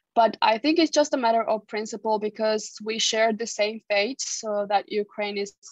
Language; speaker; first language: English; non-native, fluent; Georgian